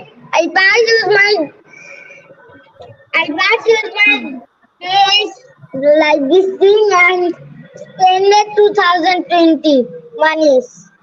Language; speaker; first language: English; non-native, learner; Bangla